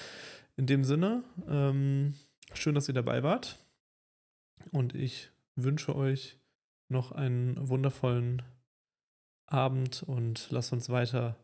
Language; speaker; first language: German; native; German